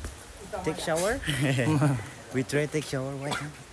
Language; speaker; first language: English; non-native, learner; Indonesian